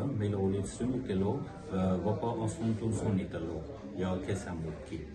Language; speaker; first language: Finnish; non-native, learner; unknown